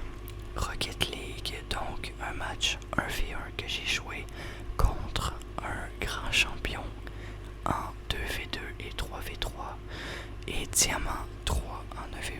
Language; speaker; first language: French; native; French